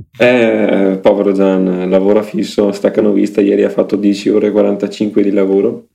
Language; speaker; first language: Italian; native; Italian